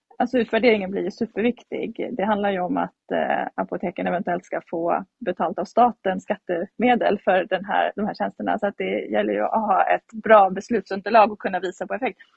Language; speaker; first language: Swedish; native; Swedish